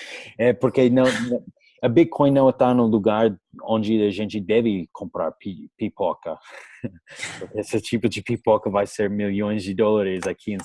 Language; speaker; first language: Portuguese; non-native, learner; English